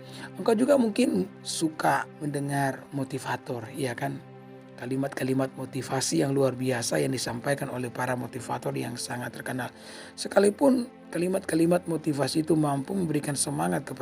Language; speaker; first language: Indonesian; native; Indonesian